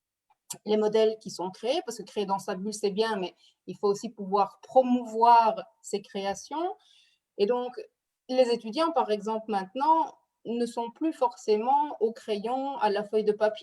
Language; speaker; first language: French; native; French